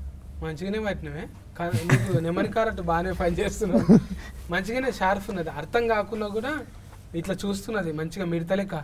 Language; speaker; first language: Telugu; native; Telugu